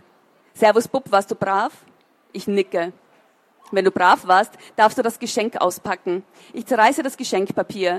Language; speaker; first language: German; native; German